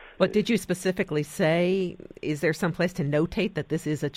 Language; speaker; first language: English; native; English